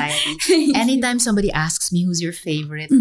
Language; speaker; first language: English; non-native, local second language; Filipino